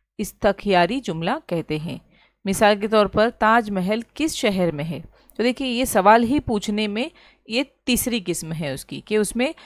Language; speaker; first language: Urdu; native; Urdu